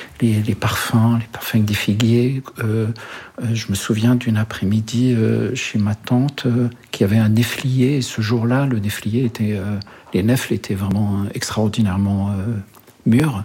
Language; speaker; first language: French; early bilingual, other home language; Arabic